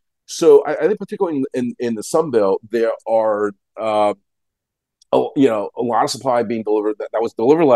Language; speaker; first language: English; native; English